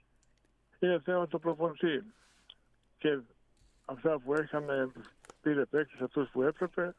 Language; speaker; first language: Greek; non-native, fluent; Bosnian